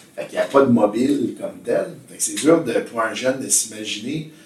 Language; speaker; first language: French; native; French